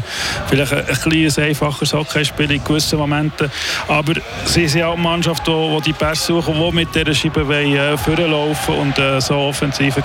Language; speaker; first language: German; native; German